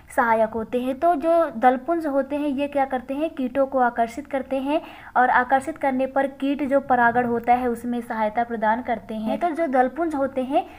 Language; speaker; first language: Hindi; native; Hindi